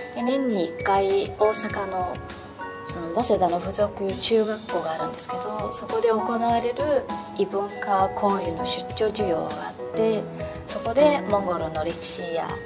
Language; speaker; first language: Japanese; non-native, fluent; Mongolian